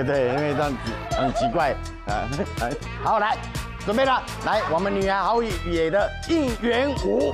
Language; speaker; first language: Chinese; native; Chinese